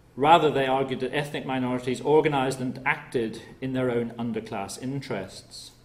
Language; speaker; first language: English; native; English